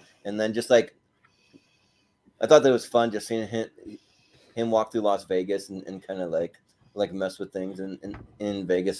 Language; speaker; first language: English; native; English